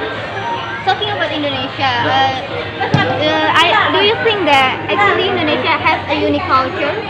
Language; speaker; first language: English; non-native, learner; Indonesian